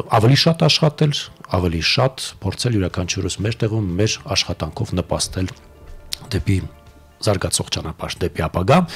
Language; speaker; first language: Armenian; native; Armenian